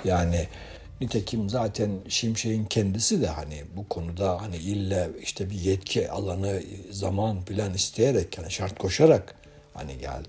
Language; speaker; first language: Turkish; native; Turkish